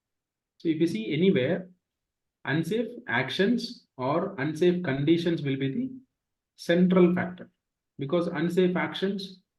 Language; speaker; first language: English; non-native, local second language; Telugu